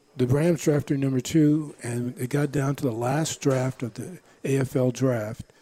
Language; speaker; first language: English; native; English